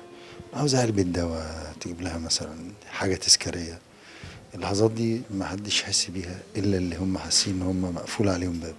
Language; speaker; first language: Arabic; native; Arabic